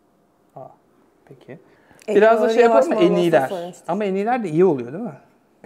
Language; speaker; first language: Turkish; native; Turkish